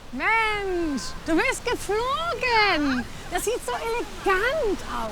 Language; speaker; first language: German; native; German